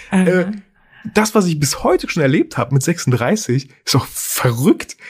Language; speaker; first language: German; early bilingual, other home language; Russian